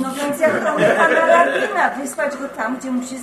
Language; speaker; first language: Polish; native; Polish